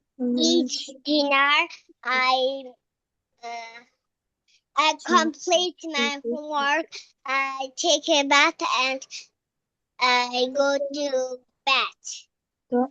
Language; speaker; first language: English; non-native, learner; Bangla